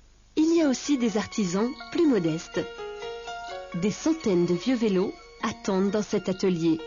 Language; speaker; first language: French; native; French